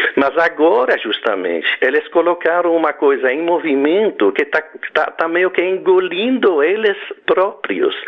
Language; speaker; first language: Portuguese; non-native, fluent; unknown